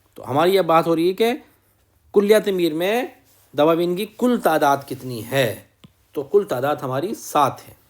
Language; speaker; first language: Urdu; native; Urdu